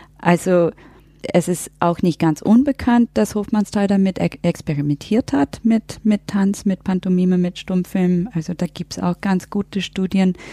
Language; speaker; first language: German; non-native, fluent; English